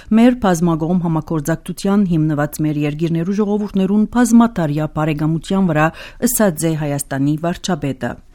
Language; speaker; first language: Armenian; early bilingual, heritage; Armenian